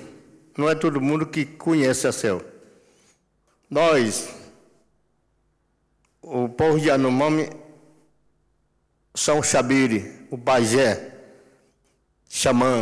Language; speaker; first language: Portuguese; non-native, local second language; Yanomámi